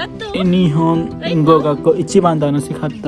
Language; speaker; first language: Japanese; non-native, learner; Nepali